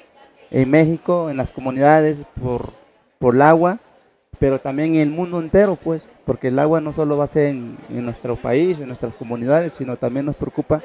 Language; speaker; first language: Spanish; non-native, local second language; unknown